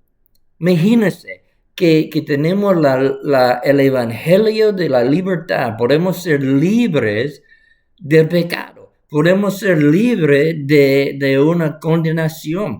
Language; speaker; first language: Spanish; non-native, fluent; English